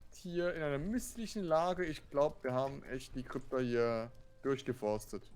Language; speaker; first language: German; native; German